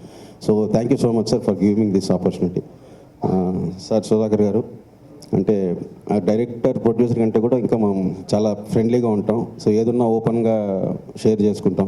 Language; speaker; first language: Telugu; native; Telugu